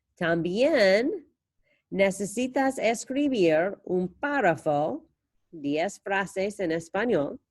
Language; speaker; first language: Spanish; non-native, fluent; English